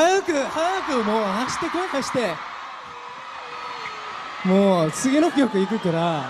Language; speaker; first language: Japanese; non-native, fluent; Korean